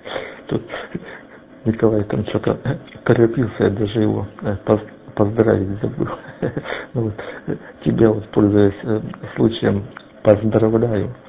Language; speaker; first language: Russian; native; Russian